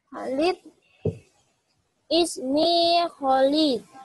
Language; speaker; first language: Arabic; non-native, learner; Indonesian